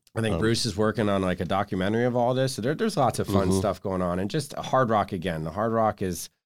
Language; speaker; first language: English; native; English